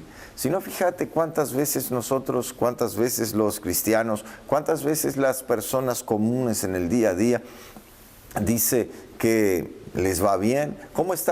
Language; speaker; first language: Spanish; native; Spanish